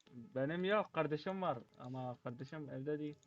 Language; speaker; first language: Turkish; non-native, learner; Arabic